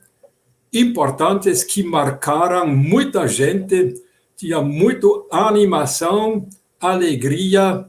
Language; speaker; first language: Portuguese; non-native, fluent; German